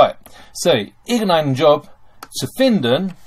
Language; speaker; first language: German; non-native, fluent; English